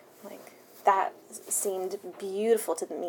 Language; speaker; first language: English; early bilingual, other home language; Spanish